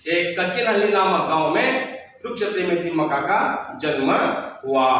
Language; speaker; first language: Hindi; non-native, local second language; Kannada